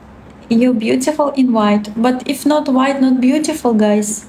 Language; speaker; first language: English; non-native, learner; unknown